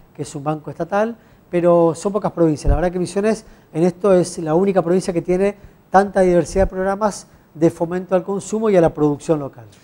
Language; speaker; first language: Spanish; native; Spanish